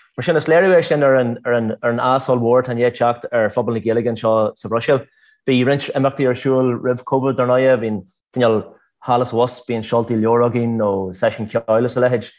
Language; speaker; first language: Irish; native; Irish